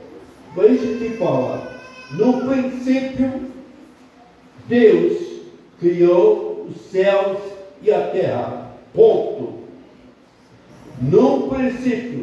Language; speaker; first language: Portuguese; non-native, fluent; English